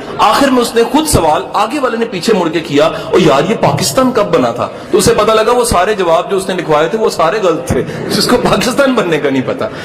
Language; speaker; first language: Urdu; non-native, local second language; Punjabi